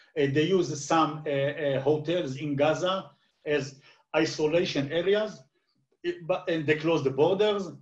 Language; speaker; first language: English; non-native, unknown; Hebrew